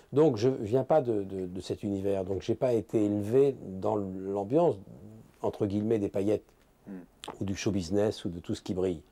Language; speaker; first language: French; native; French